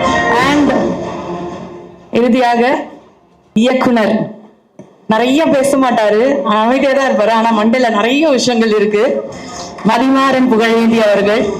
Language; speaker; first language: Tamil; native; Tamil